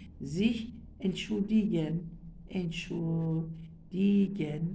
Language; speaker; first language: German; non-native, fluent; Turkish